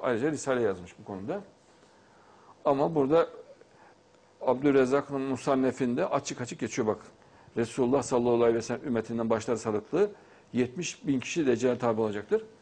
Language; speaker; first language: Turkish; native; Turkish